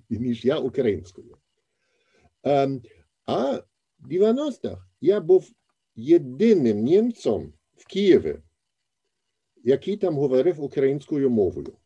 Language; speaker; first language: Ukrainian; non-native, fluent; German